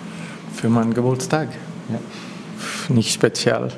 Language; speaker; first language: German; non-native, learner; French